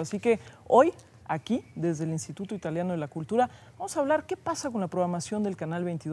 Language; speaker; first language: Spanish; native; Spanish